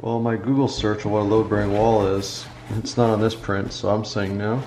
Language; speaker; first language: English; native; English